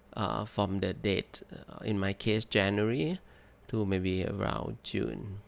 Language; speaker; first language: English; non-native, fluent; Thai